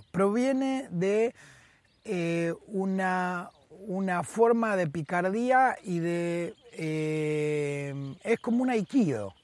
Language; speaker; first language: Spanish; native; Spanish